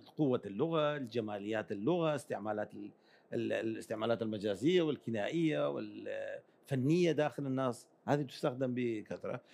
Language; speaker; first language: Arabic; early bilingual, other home language; Kurdish